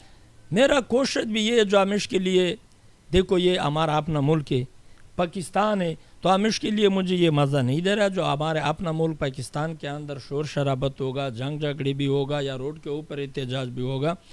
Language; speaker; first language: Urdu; non-native, local second language; Pashto